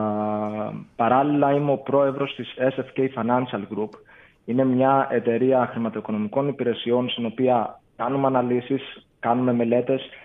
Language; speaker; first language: Greek; native; Greek